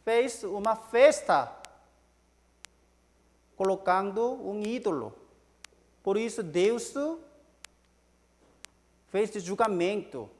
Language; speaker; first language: Portuguese; non-native, learner; Korean